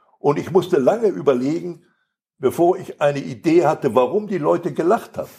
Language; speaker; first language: German; native; German